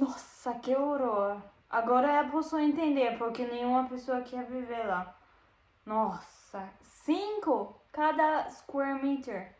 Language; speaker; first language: Portuguese; non-native, learner; German